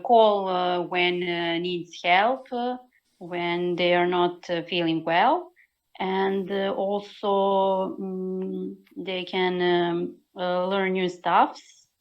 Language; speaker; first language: English; non-native, learner; Serbian